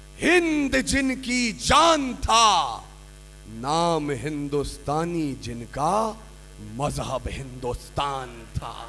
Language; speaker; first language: Hindi; native; Hindi